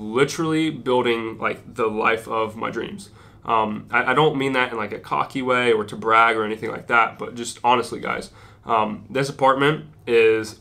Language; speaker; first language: English; native; English